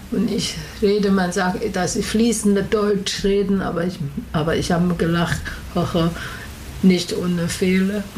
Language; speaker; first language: German; non-native, learner; Chinese